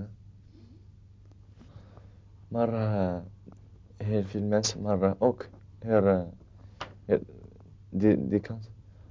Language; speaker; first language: Dutch; non-native, learner; Arabic